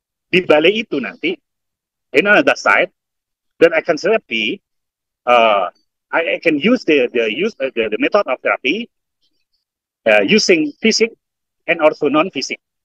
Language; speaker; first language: English; non-native, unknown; Indonesian